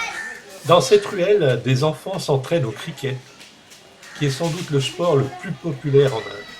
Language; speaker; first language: French; native; French